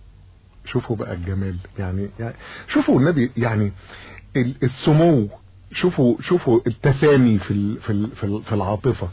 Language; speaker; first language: Arabic; native; Arabic